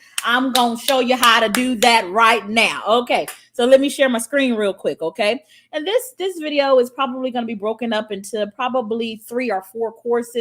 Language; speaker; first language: English; native; English